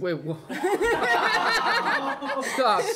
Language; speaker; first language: English; native; English